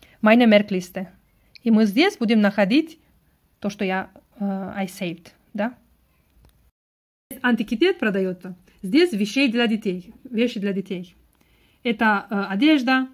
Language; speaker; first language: Russian; non-native, learner; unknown